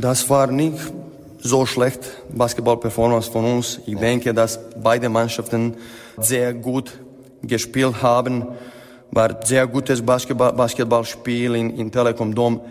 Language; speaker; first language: German; non-native, fluent; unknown